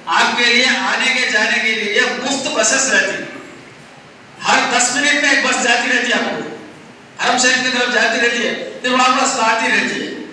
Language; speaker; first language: Hindi; non-native, local second language; Urdu